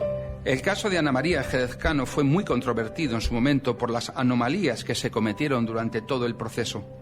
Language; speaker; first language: Spanish; native; Spanish